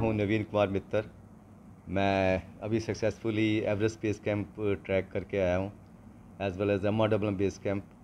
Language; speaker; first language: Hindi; non-native, local second language; Punjabi